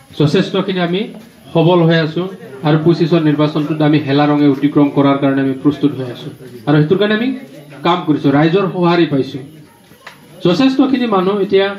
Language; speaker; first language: Assamese; non-native, local second language; Bodo